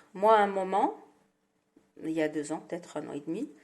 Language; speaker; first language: French; non-native, local second language; Arabic